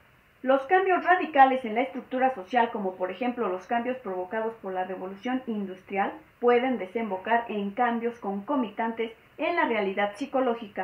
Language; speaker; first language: Spanish; native; Spanish